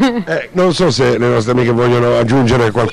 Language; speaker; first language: Italian; native; Italian